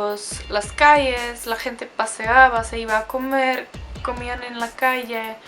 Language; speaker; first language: Spanish; non-native, fluent; Czech